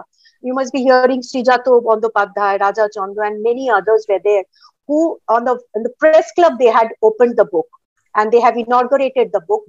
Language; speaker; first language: English; non-native, local second language; Bangla